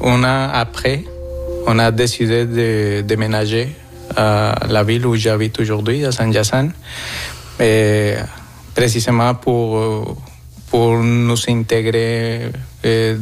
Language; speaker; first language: French; non-native, learner; Spanish